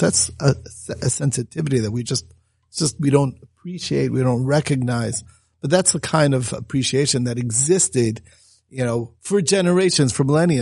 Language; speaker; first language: English; native; English